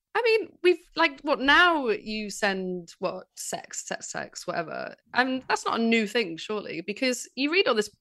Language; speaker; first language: English; native; English